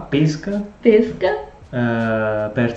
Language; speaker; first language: Portuguese; non-native, fluent; Italian